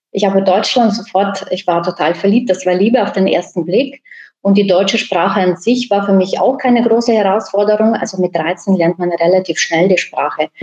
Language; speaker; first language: German; early bilingual, other home language; Russian